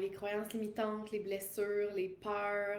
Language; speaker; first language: French; native; French